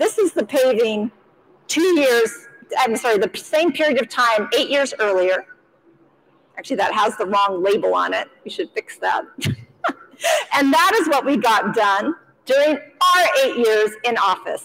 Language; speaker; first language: English; native; English